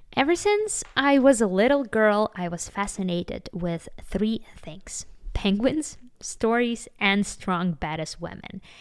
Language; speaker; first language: English; non-native, fluent; Ukrainian